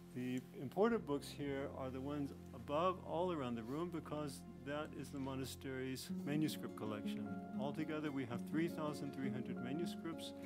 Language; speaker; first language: English; native; English